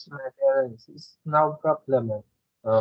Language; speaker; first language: English; non-native, learner; Vietnamese